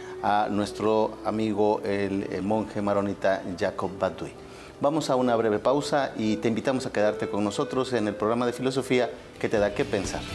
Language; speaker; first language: Spanish; native; Spanish